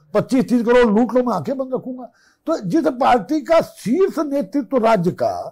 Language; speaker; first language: Hindi; native; Hindi